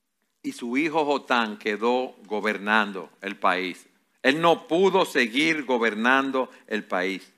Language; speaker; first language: Spanish; native; Spanish